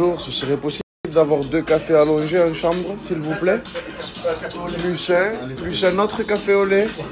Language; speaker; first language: French; native; French